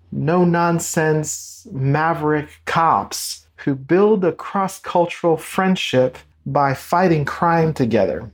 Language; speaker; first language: English; native; English